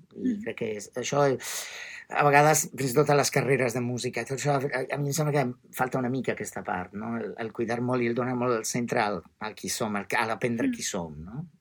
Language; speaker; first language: Catalan; non-native, fluent; Italian